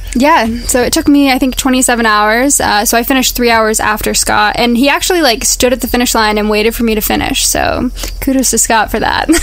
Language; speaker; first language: English; native; English